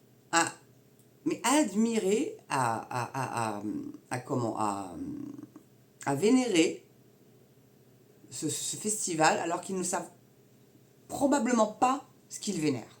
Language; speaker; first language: French; native; French